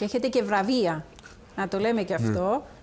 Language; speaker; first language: Greek; native; Greek